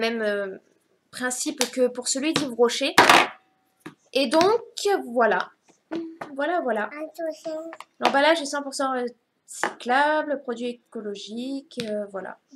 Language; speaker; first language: French; native; French